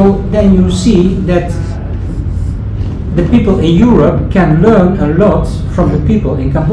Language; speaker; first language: English; non-native, fluent; Dutch